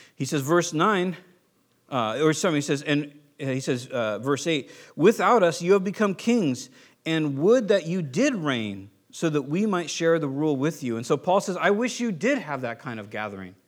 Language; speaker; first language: English; native; English